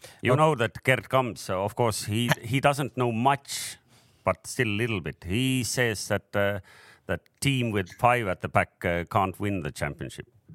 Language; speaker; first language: English; non-native, fluent; Estonian